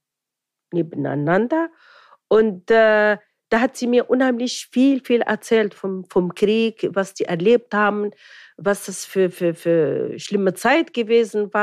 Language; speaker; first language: German; non-native, fluent; Arabic